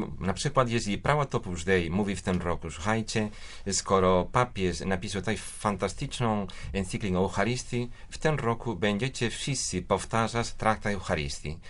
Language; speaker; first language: Polish; non-native, fluent; Spanish